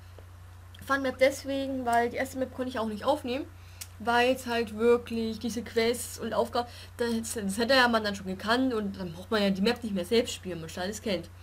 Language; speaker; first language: German; native; German